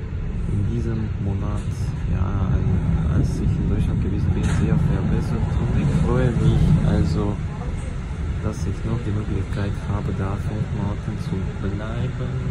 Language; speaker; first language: German; non-native, learner; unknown